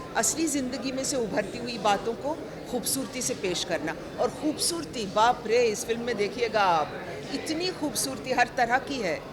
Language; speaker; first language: Hindi; non-native, local second language; Gujarati